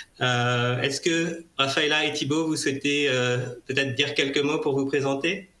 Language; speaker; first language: French; native; French